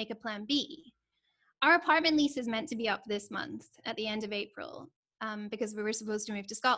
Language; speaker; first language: English; native; English